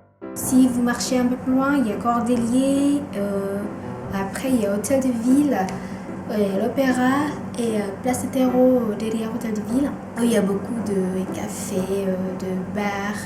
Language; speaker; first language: French; non-native, fluent; Indonesian